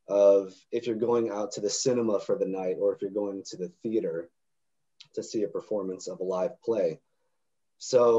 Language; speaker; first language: English; native; English